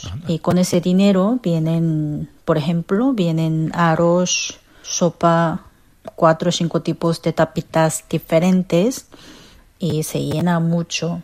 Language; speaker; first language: Spanish; non-native, fluent; Korean